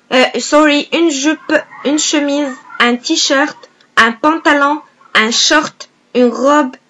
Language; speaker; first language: French; non-native, fluent; Arabic